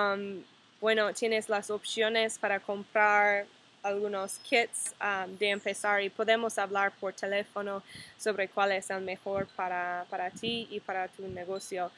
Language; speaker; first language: Spanish; non-native, fluent; English